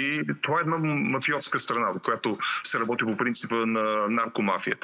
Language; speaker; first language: Bulgarian; native; Bulgarian